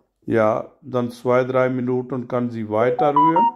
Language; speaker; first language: German; non-native, learner; Urdu